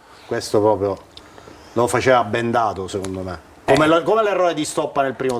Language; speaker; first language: Italian; native; Italian